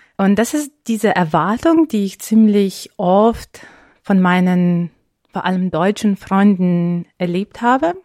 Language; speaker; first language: German; non-native, fluent; Ukrainian